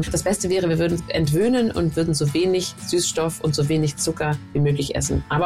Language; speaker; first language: German; native; German